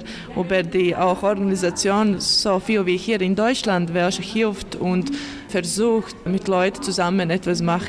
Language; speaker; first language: German; non-native, learner; Latvian